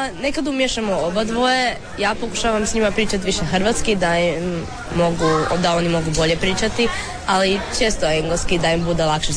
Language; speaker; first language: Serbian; early bilingual, heritage; English